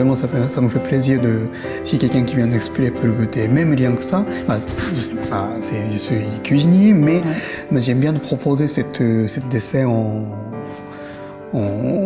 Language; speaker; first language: French; non-native, fluent; Japanese